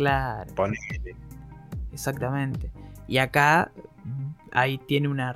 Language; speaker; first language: Spanish; native; Spanish